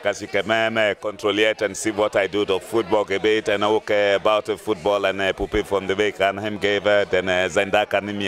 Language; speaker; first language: Dutch; non-native, fluent; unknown